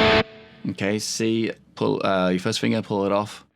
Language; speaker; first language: English; native; English